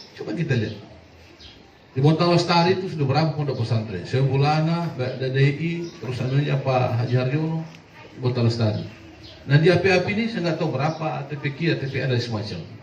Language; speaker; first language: Indonesian; non-native, local second language; Buginese